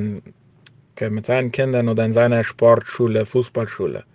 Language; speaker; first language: German; early bilingual, heritage; German